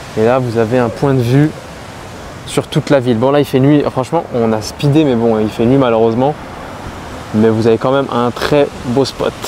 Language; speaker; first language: French; native; French